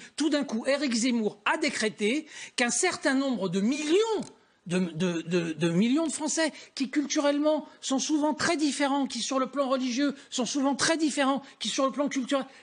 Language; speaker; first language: French; native; French